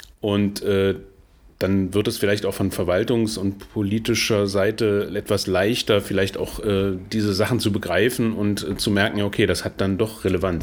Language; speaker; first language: German; native; German